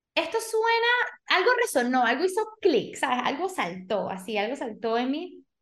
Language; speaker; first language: Spanish; early bilingual, other home language; Portuguese